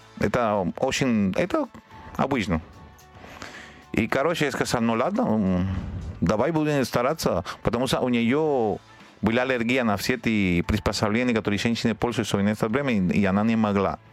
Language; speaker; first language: Russian; non-native, fluent; Spanish